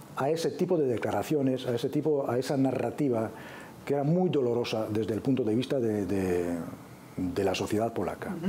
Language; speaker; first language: Spanish; non-native, fluent; Polish